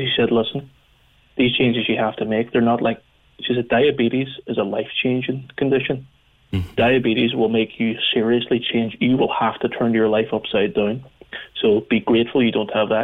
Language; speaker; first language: English; native; English